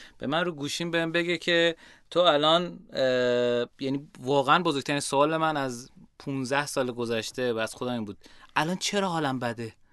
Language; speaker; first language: Persian; native; Persian